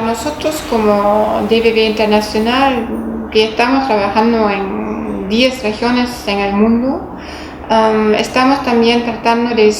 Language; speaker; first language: Spanish; non-native, fluent; German